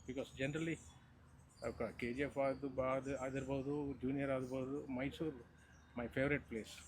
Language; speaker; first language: Kannada; non-native, learner; Telugu